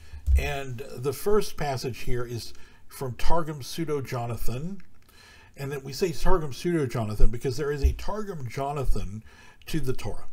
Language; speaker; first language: English; native; English